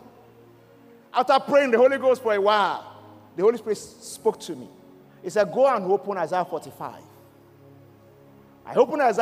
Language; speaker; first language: English; non-native, local second language; Yoruba